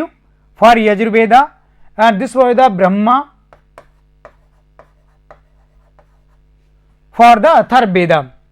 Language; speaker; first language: English; non-native, local second language; Hindi